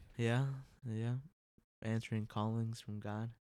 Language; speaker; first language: English; early bilingual, other home language; Spanish